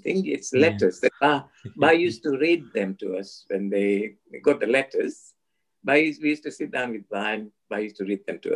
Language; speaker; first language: English; non-native, local second language; Gujarati